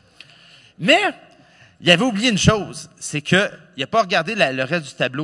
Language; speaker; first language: French; native; French